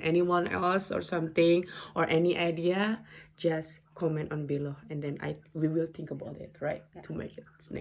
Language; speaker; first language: English; non-native, learner; Indonesian